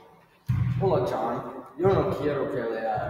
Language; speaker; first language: Spanish; non-native, learner; English